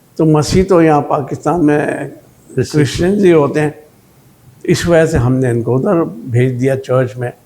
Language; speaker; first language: Urdu; native; Urdu